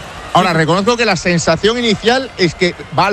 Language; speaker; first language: Spanish; native; Spanish